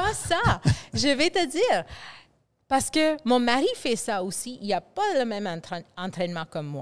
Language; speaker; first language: French; non-native, fluent; English